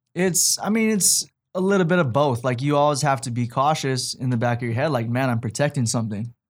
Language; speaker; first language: English; native; English